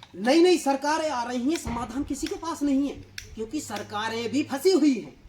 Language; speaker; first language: Hindi; native; Hindi